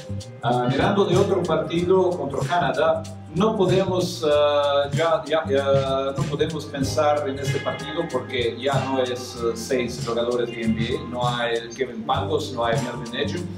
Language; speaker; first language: Spanish; non-native, fluent; Croatian